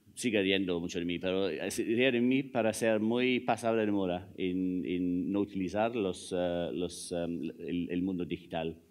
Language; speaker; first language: Spanish; non-native, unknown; English